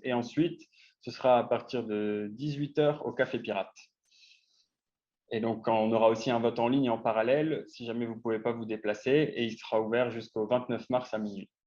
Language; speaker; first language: French; native; French